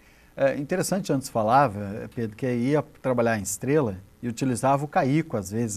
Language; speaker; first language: Portuguese; native; Portuguese